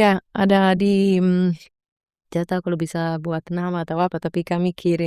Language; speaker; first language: Indonesian; non-native, fluent; Italian